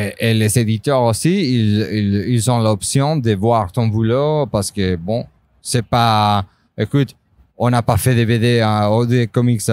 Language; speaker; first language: French; non-native, fluent; Spanish